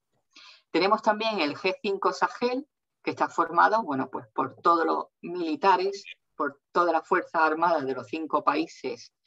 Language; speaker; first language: Spanish; native; Spanish